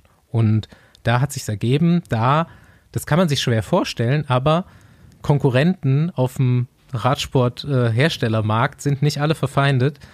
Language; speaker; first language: German; native; German